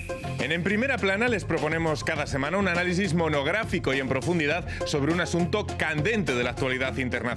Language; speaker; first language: Spanish; native; Spanish